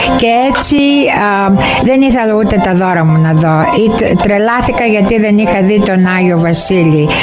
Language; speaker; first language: Greek; native; Greek